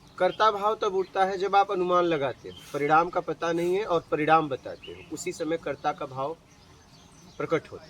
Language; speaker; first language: Hindi; native; Hindi